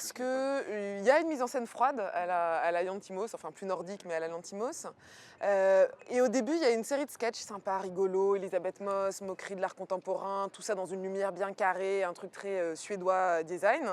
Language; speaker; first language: French; native; French